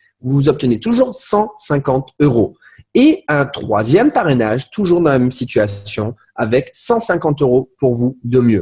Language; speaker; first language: French; native; French